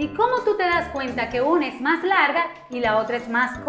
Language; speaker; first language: Spanish; native; Spanish